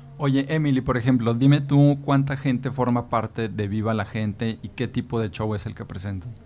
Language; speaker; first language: Spanish; native; Spanish